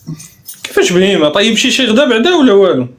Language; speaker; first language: Arabic; native; Arabic